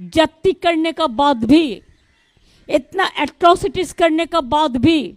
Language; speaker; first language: Hindi; non-native, local second language; Bangla